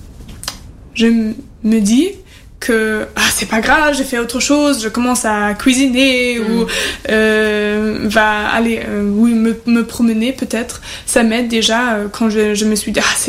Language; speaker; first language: French; non-native, learner; German